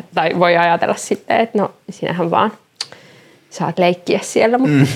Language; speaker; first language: Finnish; native; Finnish